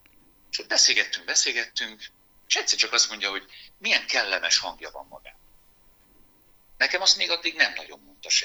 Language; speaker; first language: Hungarian; native; Hungarian